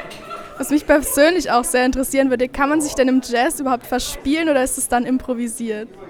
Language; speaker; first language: German; native; German